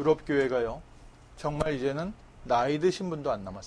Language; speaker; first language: Korean; native; Korean